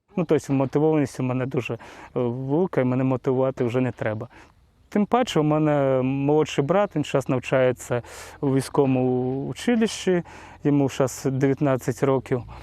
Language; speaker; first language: Ukrainian; non-native, local second language; Russian